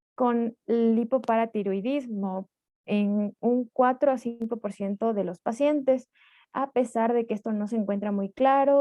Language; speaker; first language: Spanish; native; Spanish